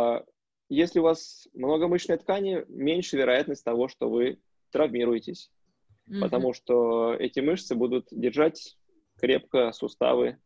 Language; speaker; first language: Russian; native; Russian